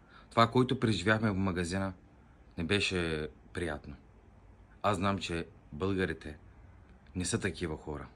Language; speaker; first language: Bulgarian; non-native, local second language; Turkish